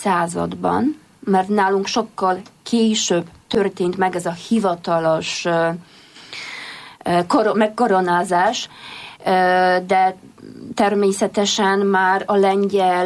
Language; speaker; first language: Hungarian; non-native, fluent; Polish